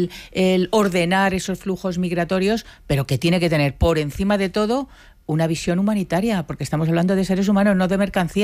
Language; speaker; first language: Spanish; native; Spanish